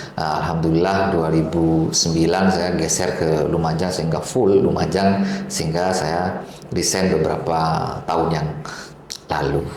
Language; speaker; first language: Indonesian; non-native, local second language; Madurese